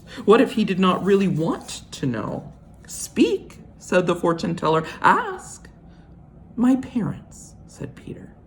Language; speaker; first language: English; native; English